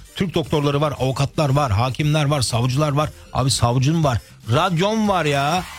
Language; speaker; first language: Turkish; early bilingual, heritage; Turkish